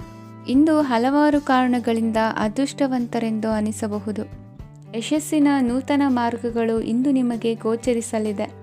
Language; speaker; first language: Kannada; native; Kannada